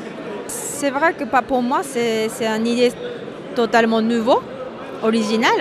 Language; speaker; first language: French; non-native, fluent; Japanese